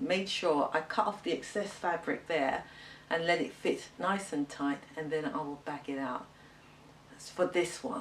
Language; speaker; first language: English; native; English